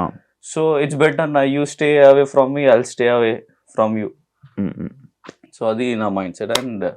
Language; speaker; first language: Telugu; non-native, local second language; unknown